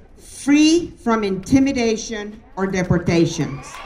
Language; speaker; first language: English; non-native, fluent; Spanish